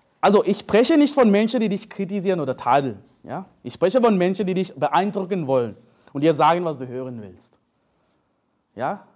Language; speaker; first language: German; non-native, fluent; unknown